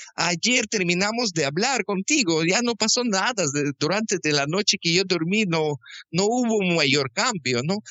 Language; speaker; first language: Spanish; non-native, fluent; Russian